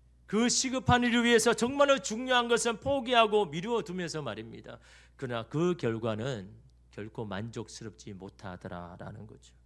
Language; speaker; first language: Korean; native; Korean